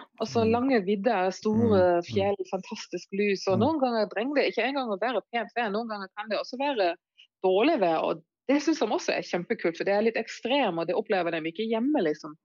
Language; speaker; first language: Norwegian; non-native, fluent; German